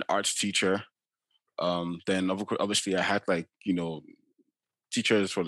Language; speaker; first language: English; non-native, local second language; Yoruba